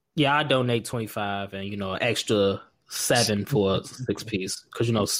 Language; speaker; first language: English; native; English